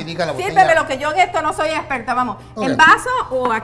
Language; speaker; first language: Spanish; native; Spanish